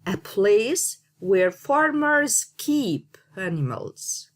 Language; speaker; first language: English; non-native, learner; Arabic